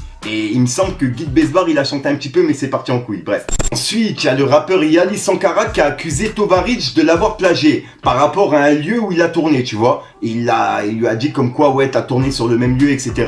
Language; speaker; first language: French; native; French